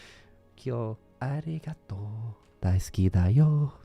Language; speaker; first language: Japanese; non-native, learner; English